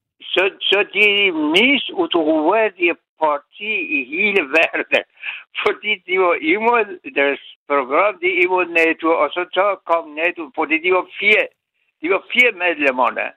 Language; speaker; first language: Danish; non-native, learner; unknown